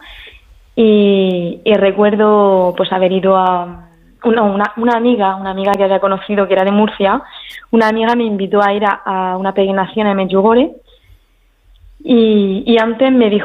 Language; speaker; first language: Spanish; early bilingual, heritage; Spanish